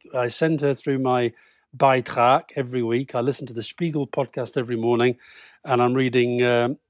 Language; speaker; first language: English; native; English